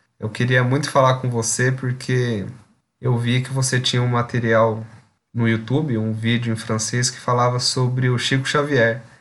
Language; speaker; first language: Portuguese; native; Portuguese